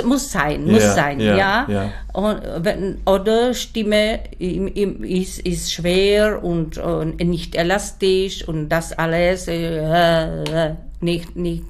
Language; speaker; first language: German; non-native, learner; Czech